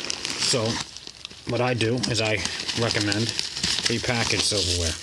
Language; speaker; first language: English; native; English